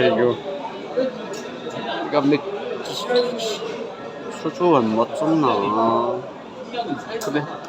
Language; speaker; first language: Korean; non-native, learner; Burmese